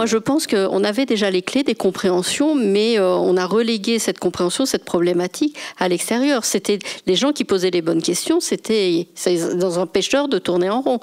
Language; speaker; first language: French; native; French